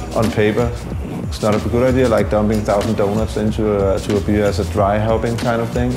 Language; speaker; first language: English; non-native, fluent; Danish